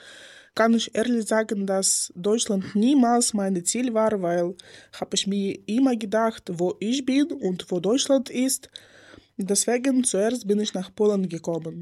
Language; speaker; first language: German; non-native, learner; Ukrainian